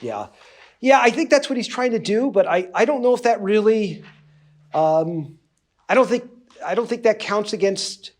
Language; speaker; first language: English; native; English